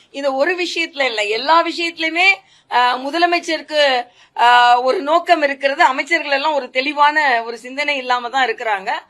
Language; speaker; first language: Tamil; native; Tamil